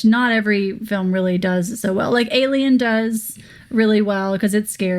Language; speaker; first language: English; native; English